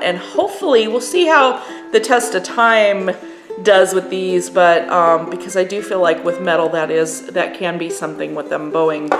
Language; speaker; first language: English; native; English